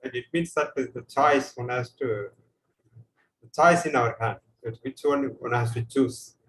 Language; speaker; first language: English; non-native, local second language; Tamil